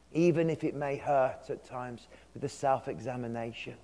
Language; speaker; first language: English; native; English